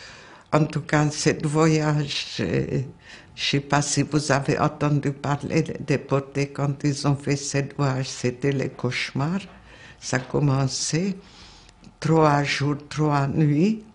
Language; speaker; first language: French; non-native, fluent; Hungarian